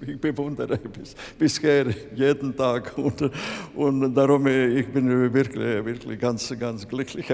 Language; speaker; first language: German; non-native, learner; Latvian